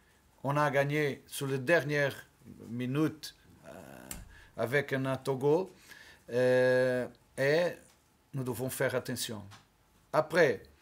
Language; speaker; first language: French; non-native, learner; Portuguese